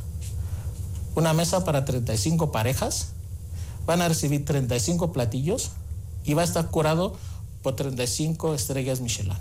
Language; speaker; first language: Spanish; non-native, fluent; Greek